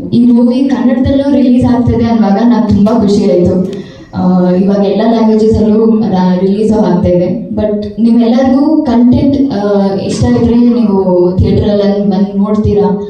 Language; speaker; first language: Kannada; native; Kannada